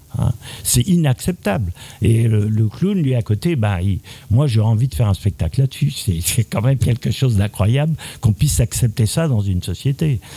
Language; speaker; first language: French; native; French